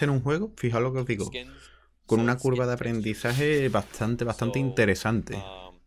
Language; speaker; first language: Spanish; native; Spanish